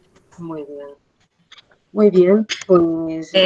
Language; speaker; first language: Spanish; native; Spanish